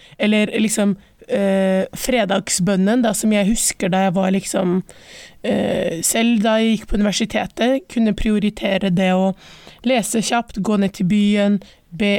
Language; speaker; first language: Norwegian; early bilingual, other home language; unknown